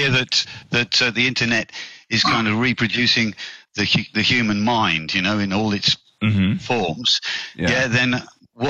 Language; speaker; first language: English; native; English